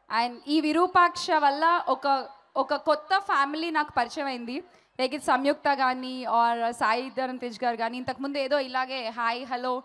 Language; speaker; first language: Telugu; native; Telugu